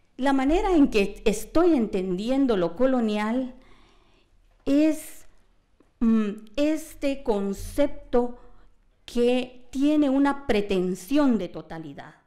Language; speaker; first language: Spanish; non-native, local second language; Kaqchikel